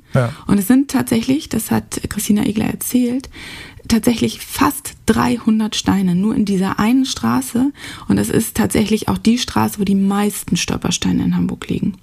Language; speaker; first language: German; native; German